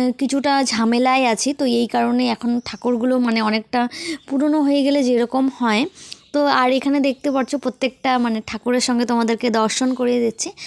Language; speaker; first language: Bangla; native; Bangla